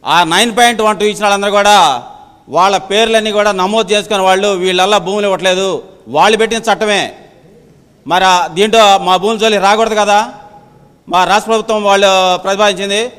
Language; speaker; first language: Telugu; native; Telugu